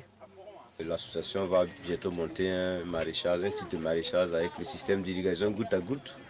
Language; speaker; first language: French; non-native, local second language; Mossi